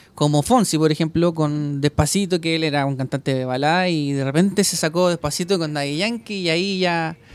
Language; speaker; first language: Spanish; native; Spanish